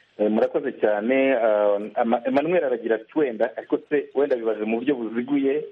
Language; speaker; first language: Kinyarwanda; native; Kinyarwanda